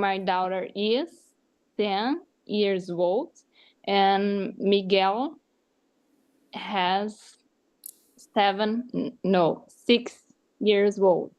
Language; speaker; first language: English; non-native, learner; Portuguese